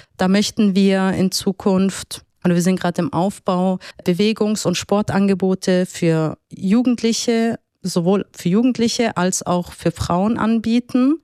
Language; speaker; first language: German; early bilingual, other home language; Arabic